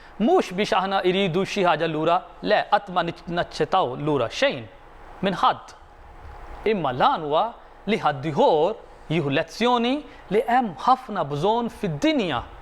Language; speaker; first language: Maltese; non-native, fluent; Arabic